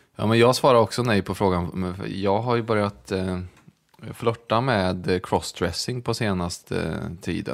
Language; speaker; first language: Swedish; native; Swedish